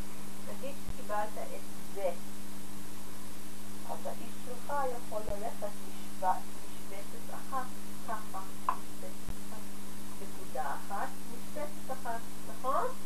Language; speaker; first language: Hebrew; native; Hebrew